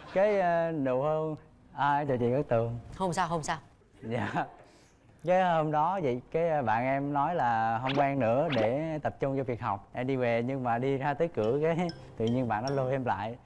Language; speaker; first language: Vietnamese; native; Vietnamese